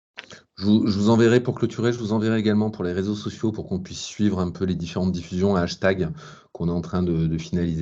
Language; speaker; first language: French; native; French